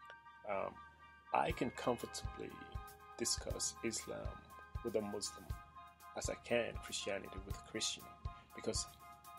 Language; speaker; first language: English; non-native, local second language; Krio